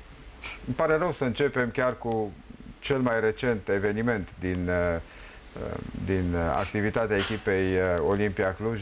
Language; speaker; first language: Romanian; native; Romanian